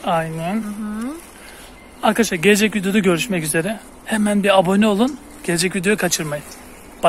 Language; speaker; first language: Turkish; native; Turkish